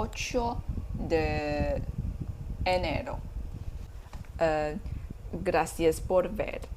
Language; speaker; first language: Spanish; non-native, learner; Chinese